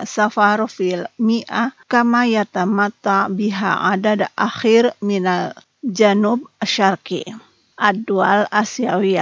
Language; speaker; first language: Arabic; non-native, fluent; Indonesian